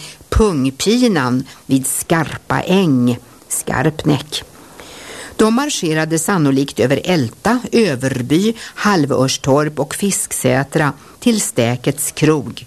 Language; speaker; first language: Swedish; native; Swedish